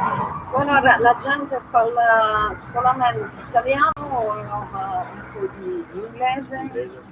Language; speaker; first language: Italian; non-native, learner; French